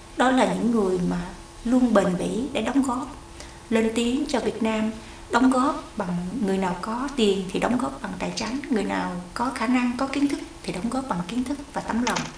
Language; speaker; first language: Vietnamese; native; Vietnamese